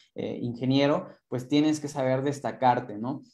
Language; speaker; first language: Spanish; non-native, local second language; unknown